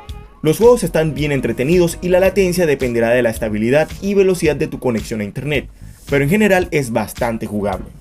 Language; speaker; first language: Spanish; native; Spanish